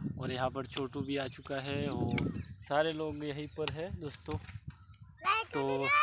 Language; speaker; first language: Hindi; non-native, local second language; Gujarati